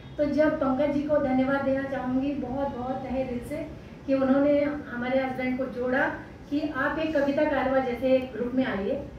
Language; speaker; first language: Hindi; native; Hindi